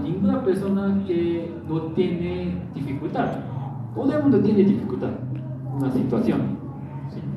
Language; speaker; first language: Spanish; non-native, learner; Korean